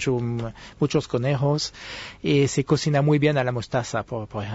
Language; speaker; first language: Spanish; non-native, fluent; French